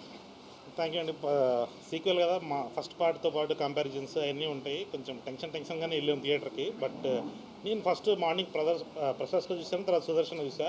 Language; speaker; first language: Telugu; native; Telugu